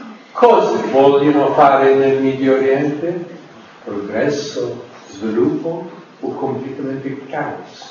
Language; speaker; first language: Italian; non-native, fluent; English